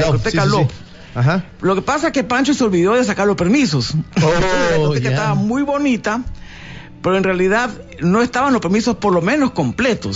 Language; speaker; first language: Spanish; native; Spanish